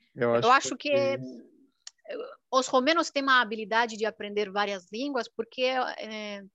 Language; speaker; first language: Portuguese; non-native, fluent; Romanian